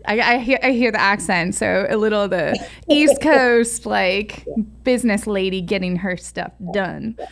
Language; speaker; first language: English; native; English